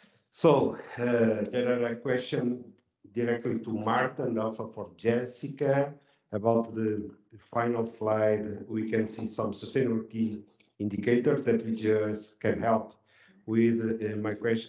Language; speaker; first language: English; non-native, fluent; Portuguese